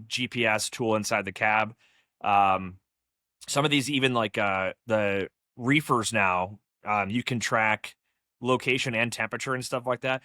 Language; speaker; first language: English; native; English